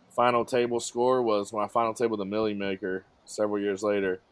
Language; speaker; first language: English; native; English